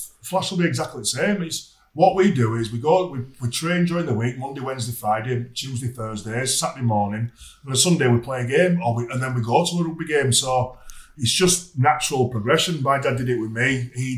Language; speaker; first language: English; native; English